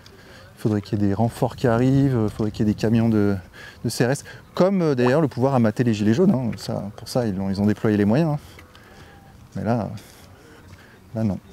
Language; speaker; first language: French; native; French